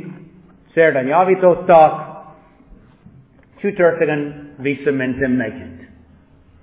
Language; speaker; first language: Hungarian; non-native, fluent; English